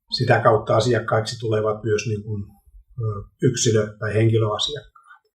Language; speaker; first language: Finnish; native; Finnish